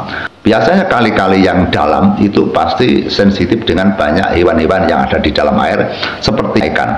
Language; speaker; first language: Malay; non-native, local second language; Javanese